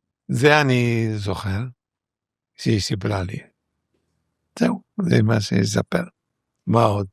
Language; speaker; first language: Hebrew; non-native, fluent; Spanish